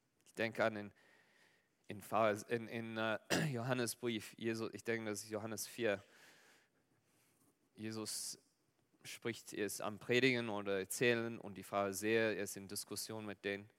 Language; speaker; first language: German; non-native, fluent; Afrikaans